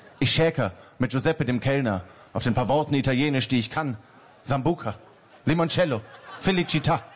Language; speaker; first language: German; native; German